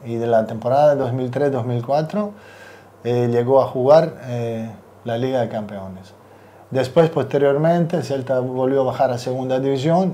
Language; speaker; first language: Spanish; non-native, fluent; Serbian